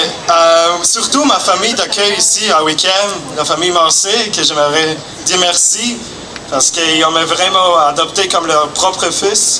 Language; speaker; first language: French; non-native, fluent; German